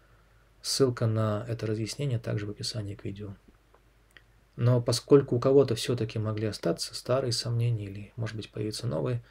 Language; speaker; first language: Russian; native; Russian